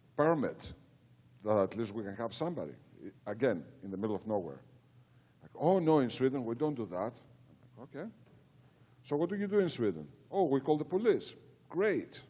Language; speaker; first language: English; non-native, fluent; Greek